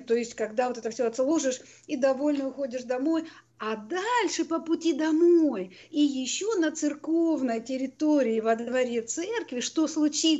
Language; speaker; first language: Russian; native; Russian